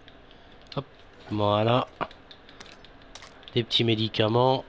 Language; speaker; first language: French; native; French